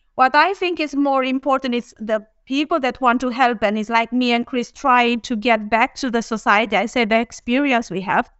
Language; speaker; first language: English; non-native, fluent; Romanian